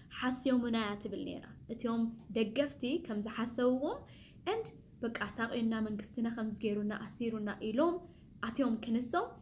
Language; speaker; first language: Tigrinya; early bilingual, heritage; Tigrinya